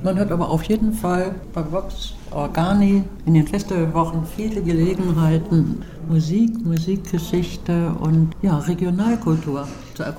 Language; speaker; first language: German; native; German